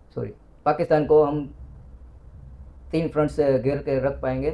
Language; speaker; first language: Hindi; non-native, local second language; Gujarati